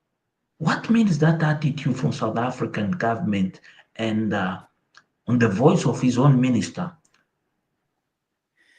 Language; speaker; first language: English; non-native, local second language; Portuguese